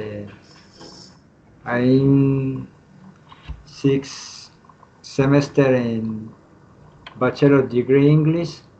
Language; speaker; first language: English; non-native, learner; Spanish